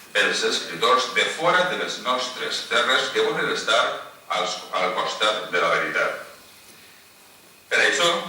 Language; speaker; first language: Catalan; non-native, local second language; Spanish